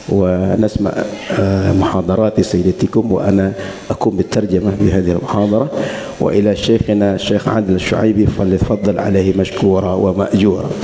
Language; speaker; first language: Arabic; non-native, fluent; Indonesian